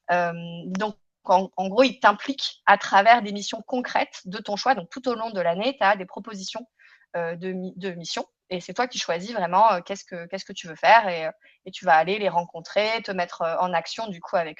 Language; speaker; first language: French; native; French